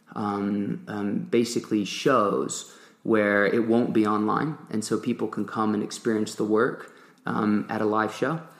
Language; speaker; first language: English; early bilingual, other home language; French